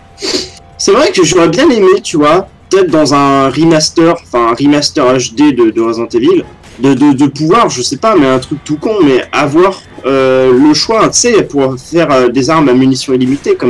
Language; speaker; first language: French; native; French